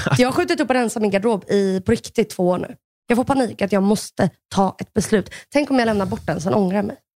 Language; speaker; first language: Swedish; early bilingual, other home language; Russian